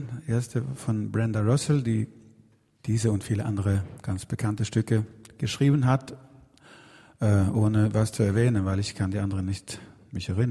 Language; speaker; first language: German; non-native, fluent; Swedish